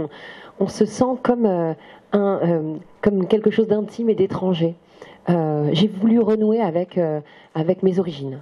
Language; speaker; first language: French; native; French